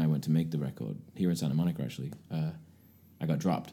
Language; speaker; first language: English; native; English